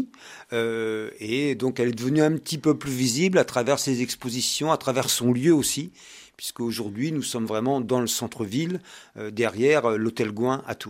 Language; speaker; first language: French; native; French